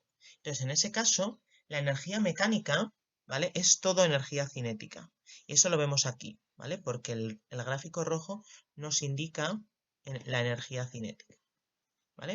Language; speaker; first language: Spanish; native; Spanish